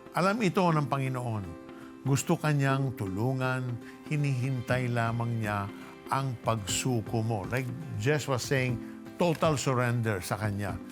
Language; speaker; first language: Filipino; native; Filipino